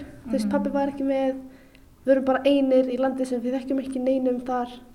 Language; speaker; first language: Icelandic; non-native, learner; Arabic